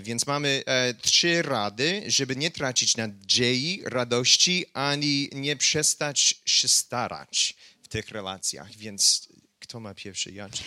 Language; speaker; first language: Polish; non-native, fluent; English